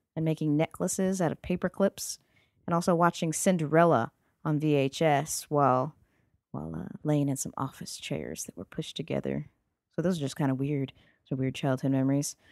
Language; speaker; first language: English; native; English